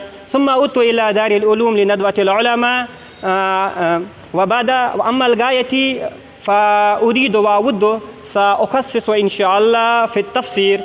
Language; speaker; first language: Arabic; non-native, fluent; Kashmiri